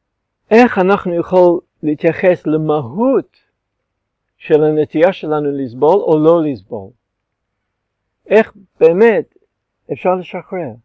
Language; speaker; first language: Hebrew; non-native, fluent; English